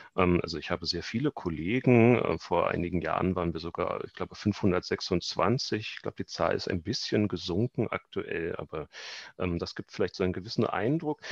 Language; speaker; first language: German; native; German